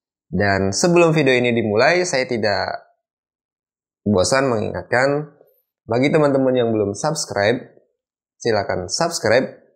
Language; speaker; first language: Indonesian; native; Indonesian